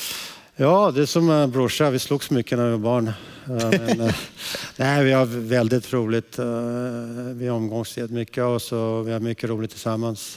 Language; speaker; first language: Swedish; early bilingual, heritage; Swedish